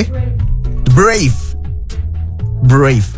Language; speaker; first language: English; non-native, learner; Indonesian